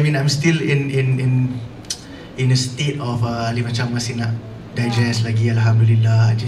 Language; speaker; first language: English; non-native, local second language; Malay